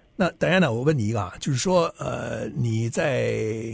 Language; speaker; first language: Chinese; native; Chinese